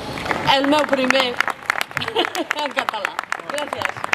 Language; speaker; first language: Catalan; non-native, fluent; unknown